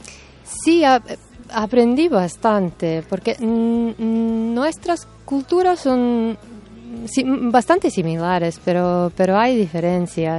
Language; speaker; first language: Spanish; non-native, fluent; Serbian